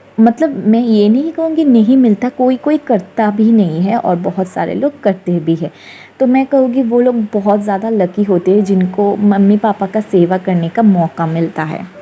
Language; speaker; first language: Hindi; non-native, local second language; Bangla